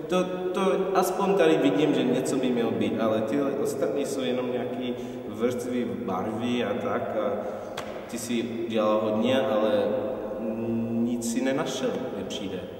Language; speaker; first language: Czech; non-native, fluent; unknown